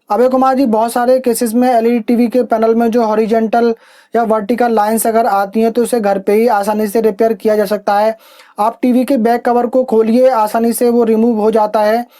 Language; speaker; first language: Hindi; native; Hindi